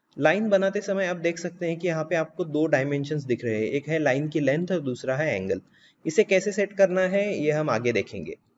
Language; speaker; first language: Hindi; native; Hindi